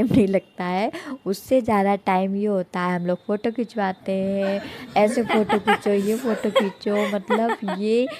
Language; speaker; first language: Hindi; native; Hindi